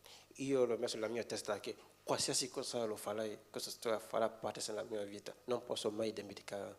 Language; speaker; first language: Italian; non-native, fluent; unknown